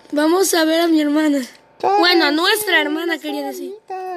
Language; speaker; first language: Spanish; native; Spanish